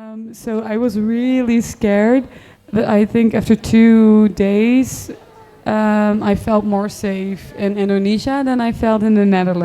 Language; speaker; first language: English; non-native, fluent; Dutch